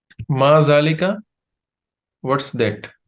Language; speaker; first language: English; non-native, fluent; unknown